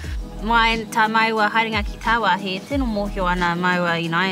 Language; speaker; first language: Māori; non-native, local second language; English